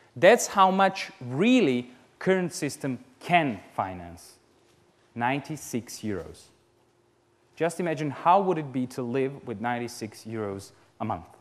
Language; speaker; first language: English; non-native, fluent; Serbian